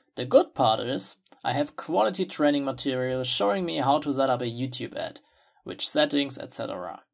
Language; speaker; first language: English; non-native, fluent; German